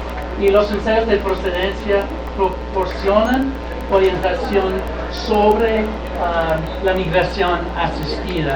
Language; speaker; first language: Spanish; non-native, learner; English